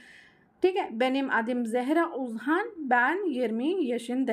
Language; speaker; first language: Turkish; non-native, learner; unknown